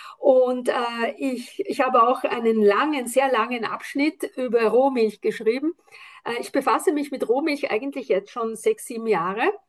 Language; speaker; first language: German; non-native, fluent; Italian